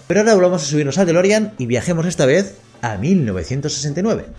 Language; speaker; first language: Spanish; native; Spanish